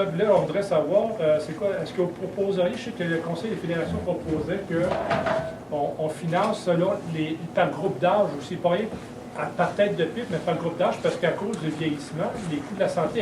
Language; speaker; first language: French; native; French